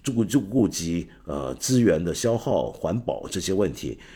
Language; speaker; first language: Chinese; non-native, fluent; Cantonese